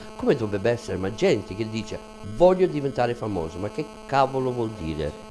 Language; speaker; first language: Italian; non-native, fluent; English